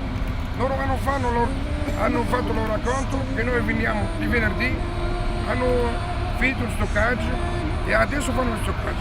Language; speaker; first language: Italian; non-native, learner; Arabic